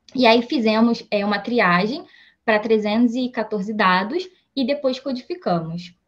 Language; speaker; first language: Portuguese; native; Portuguese